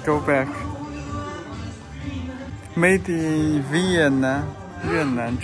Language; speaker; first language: English; non-native, learner; Chinese